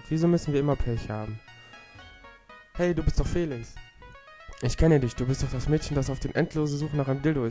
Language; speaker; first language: German; native; German